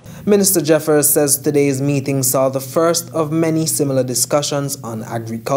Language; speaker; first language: English; native; English